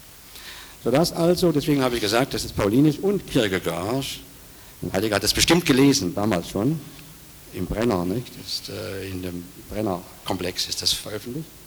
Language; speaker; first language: German; native; German